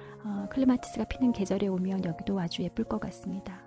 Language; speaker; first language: Korean; native; Korean